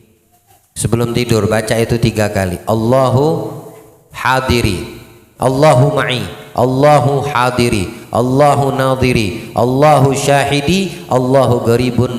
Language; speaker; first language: Indonesian; native; Indonesian